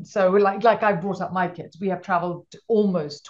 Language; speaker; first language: English; non-native, local second language; Punjabi